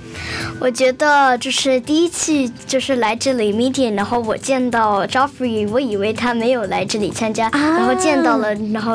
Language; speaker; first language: Chinese; early bilingual, other home language; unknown